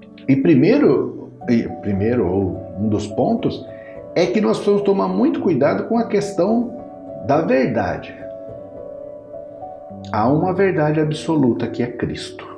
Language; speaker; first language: Portuguese; native; Portuguese